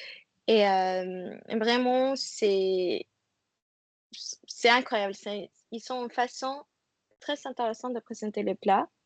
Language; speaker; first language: French; non-native, fluent; Spanish